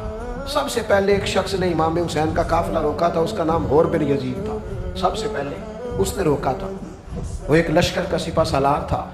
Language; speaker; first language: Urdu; non-native, local second language; Punjabi